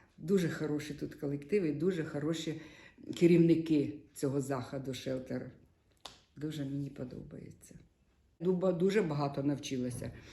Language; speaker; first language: Ukrainian; non-native, local second language; Russian